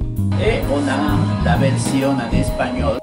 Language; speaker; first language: French; non-native, fluent; Spanish